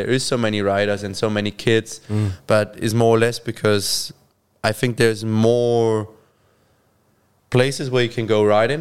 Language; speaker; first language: English; non-native, fluent; German